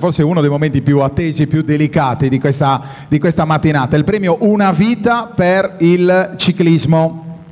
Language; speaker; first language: Italian; native; Italian